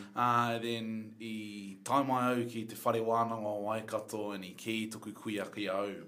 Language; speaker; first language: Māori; non-native, local second language; English